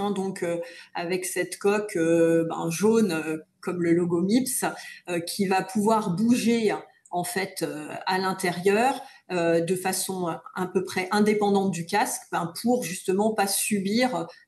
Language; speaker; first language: French; native; French